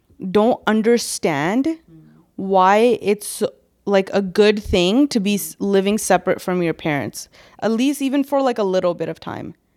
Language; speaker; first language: English; early bilingual, other home language; Punjabi